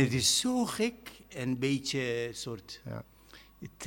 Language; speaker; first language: Dutch; non-native, fluent; Arabic